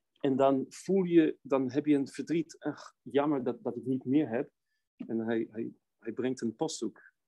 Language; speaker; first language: Dutch; non-native, fluent; Hebrew